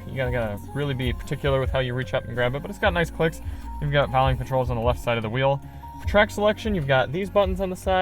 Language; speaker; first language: English; native; English